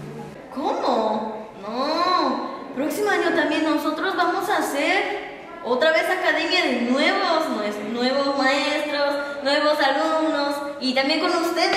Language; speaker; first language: Spanish; non-native, learner; Japanese